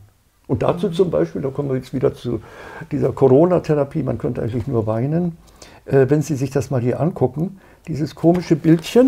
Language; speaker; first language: German; native; German